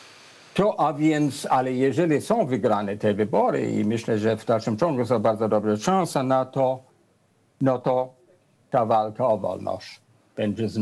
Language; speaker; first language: Polish; non-native, fluent; English